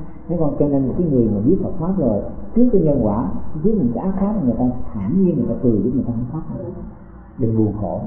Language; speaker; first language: Vietnamese; native; Vietnamese